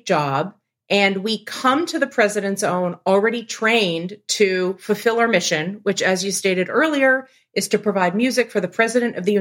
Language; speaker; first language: English; native; English